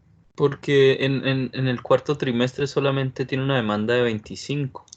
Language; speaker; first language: Spanish; native; Spanish